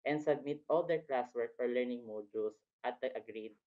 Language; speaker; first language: English; non-native, local second language; Filipino